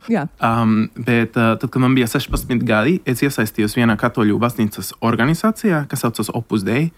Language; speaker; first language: Latvian; non-native, fluent; Spanish